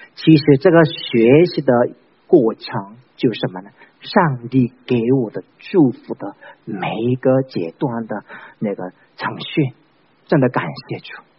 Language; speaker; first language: Chinese; non-native, fluent; Korean